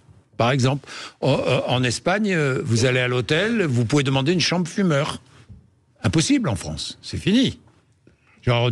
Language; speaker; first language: French; native; French